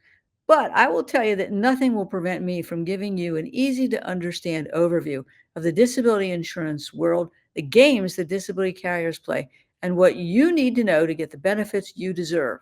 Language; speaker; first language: English; native; English